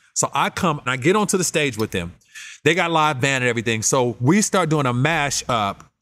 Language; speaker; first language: English; native; English